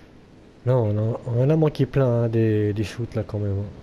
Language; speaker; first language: French; native; French